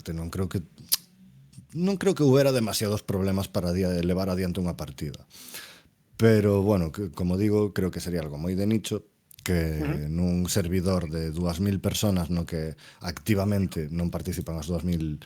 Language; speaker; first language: Galician; non-native, local second language; Spanish